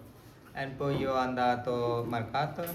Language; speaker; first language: Italian; non-native, learner; Bangla